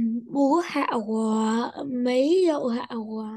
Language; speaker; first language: Chinese; non-native, learner; Vietnamese